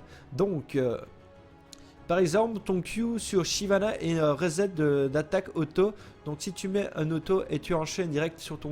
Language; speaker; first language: French; native; French